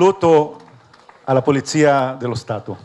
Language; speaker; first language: Italian; non-native, fluent; Hebrew